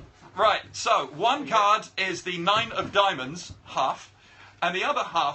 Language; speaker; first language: English; native; English